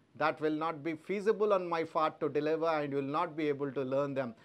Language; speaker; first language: English; non-native, local second language; Telugu